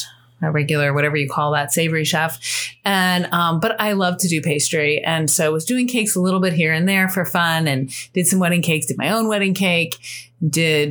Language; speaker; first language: English; native; English